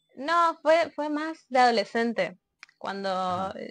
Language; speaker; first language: Spanish; native; Spanish